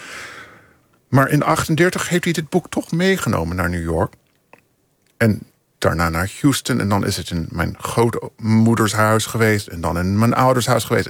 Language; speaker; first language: Dutch; non-native, fluent; English